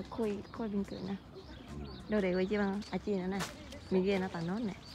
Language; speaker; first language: Japanese; non-native, learner; Vietnamese